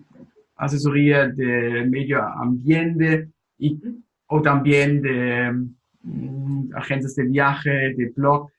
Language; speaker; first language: Spanish; non-native, fluent; German